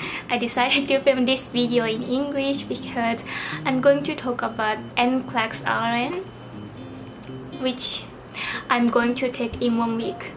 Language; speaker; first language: English; non-native, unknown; Japanese